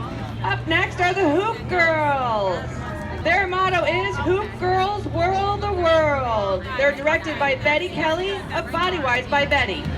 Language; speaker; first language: English; native; English